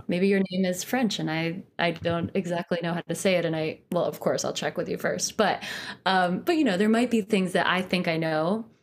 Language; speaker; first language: English; native; English